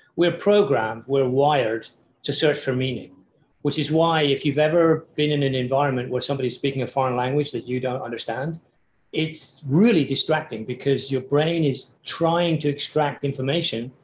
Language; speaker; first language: English; native; English